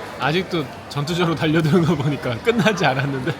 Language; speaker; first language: Korean; native; Korean